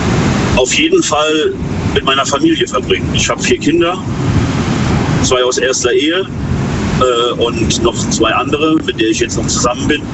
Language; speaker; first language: German; native; German